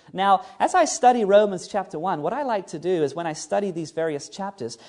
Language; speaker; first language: English; native; English